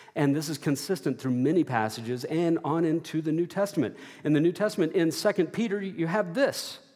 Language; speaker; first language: English; native; English